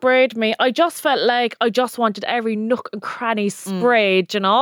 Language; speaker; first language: English; native; English